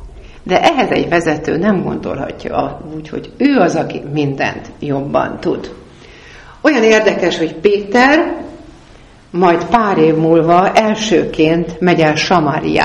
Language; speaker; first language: Hungarian; native; Hungarian